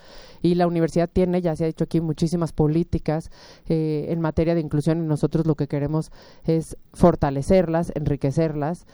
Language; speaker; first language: Spanish; native; Spanish